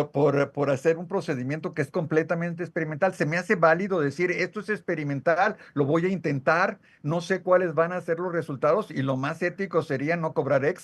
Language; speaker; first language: Spanish; native; Spanish